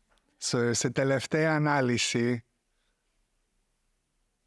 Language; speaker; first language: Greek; non-native, fluent; English